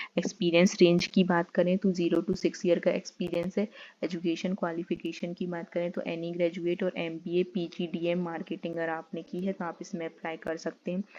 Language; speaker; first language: Hindi; native; Hindi